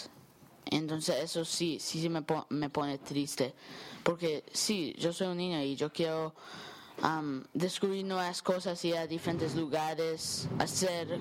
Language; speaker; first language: Spanish; early bilingual, heritage; Spanish